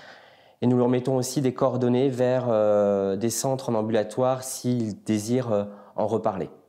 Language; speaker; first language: French; native; French